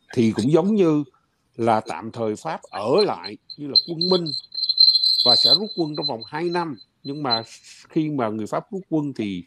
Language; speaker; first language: Vietnamese; native; Vietnamese